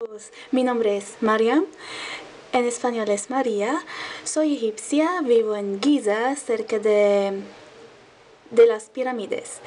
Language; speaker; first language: Spanish; non-native, learner; Arabic